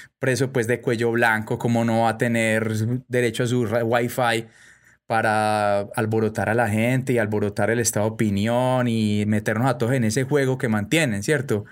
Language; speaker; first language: Spanish; native; Spanish